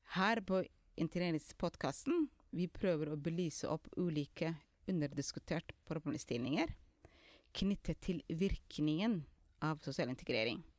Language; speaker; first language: Norwegian; non-native, fluent; Somali